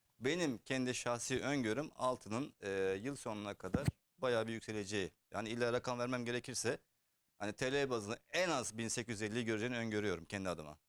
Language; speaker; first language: Turkish; early bilingual, heritage; Turkish